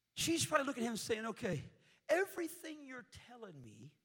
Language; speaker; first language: English; early bilingual, other home language; Portuguese